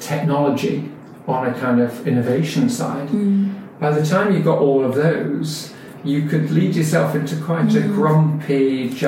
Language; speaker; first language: English; native; English